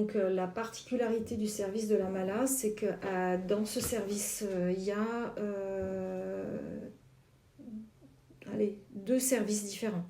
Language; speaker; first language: French; native; French